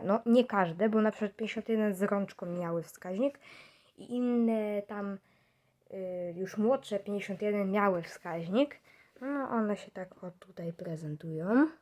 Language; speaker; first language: Polish; native; Polish